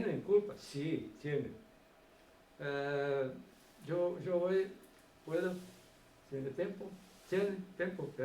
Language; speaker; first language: Spanish; non-native, fluent; Portuguese